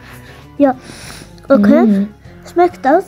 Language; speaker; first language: German; non-native, learner; Arabic